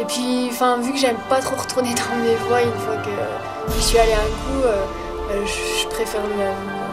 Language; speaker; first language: French; native; French